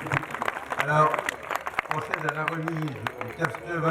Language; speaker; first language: French; native; French